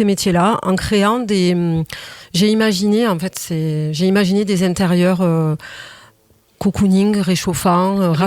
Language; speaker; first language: French; native; French